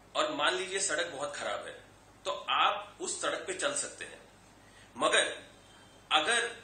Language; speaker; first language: Hindi; native; Hindi